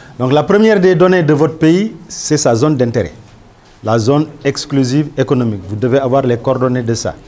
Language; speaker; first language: French; non-native, local second language; Wolof